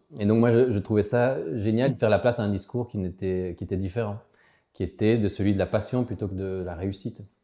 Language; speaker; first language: French; early bilingual, other home language; Spanish